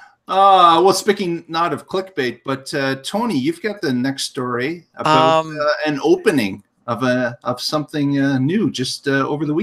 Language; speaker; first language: English; native; English